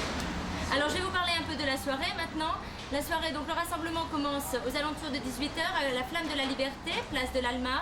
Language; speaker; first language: French; native; French